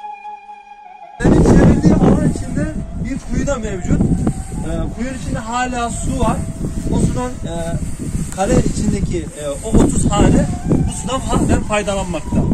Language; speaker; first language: Turkish; native; Turkish